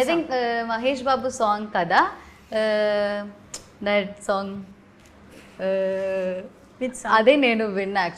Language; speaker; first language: Telugu; non-native, learner; Malayalam